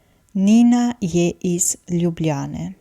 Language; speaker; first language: Slovenian; non-native, fluent; Albanian